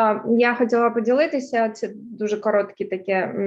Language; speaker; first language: Ukrainian; early bilingual, heritage; Ukrainian